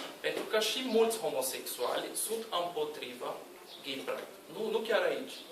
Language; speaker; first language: Romanian; non-native, learner; Portuguese